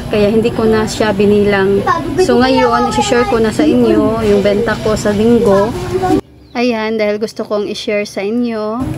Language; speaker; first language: Filipino; non-native, local second language; Cebuano